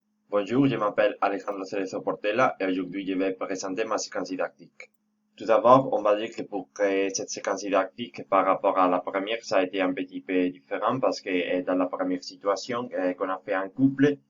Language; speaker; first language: French; non-native, fluent; Spanish